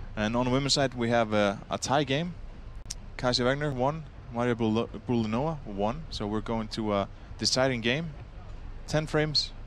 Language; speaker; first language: English; non-native, fluent; Icelandic